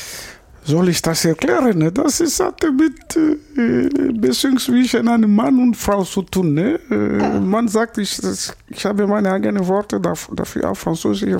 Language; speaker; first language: German; non-native, fluent; Lingala